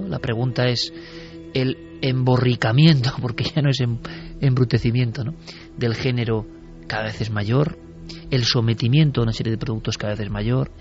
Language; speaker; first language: Spanish; native; Spanish